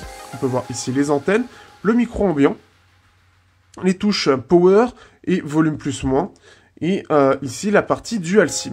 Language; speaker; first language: French; native; French